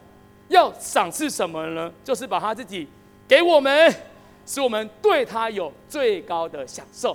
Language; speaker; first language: Chinese; native; Chinese